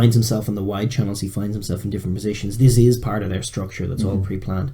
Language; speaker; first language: English; native; English